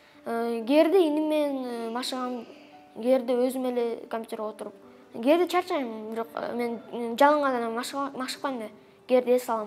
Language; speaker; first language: Kyrgyz; non-native, local second language; Russian